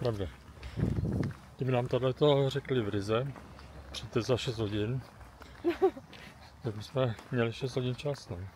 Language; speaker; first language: Czech; native; Czech